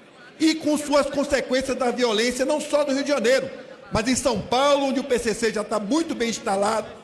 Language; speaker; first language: Portuguese; native; Portuguese